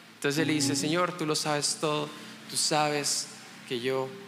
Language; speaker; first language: Spanish; native; Spanish